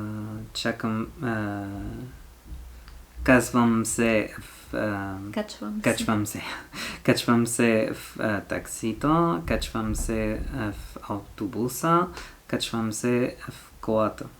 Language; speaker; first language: Bulgarian; non-native, learner; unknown